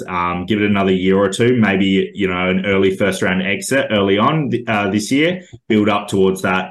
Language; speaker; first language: English; native; English